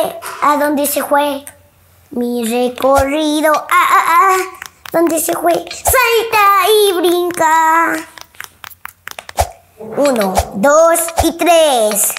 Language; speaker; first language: Spanish; native; Spanish